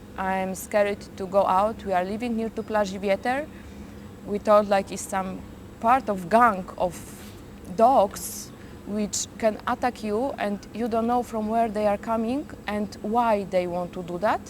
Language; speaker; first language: English; non-native, learner; Polish